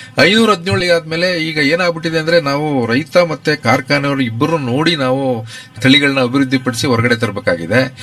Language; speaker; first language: Kannada; native; Kannada